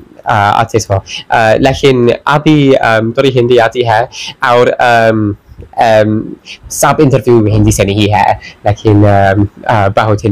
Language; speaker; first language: Hindi; non-native, learner; English